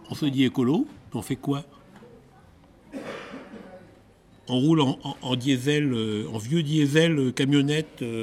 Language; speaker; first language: French; native; French